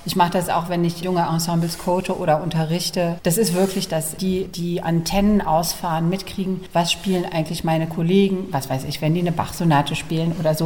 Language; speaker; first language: German; native; German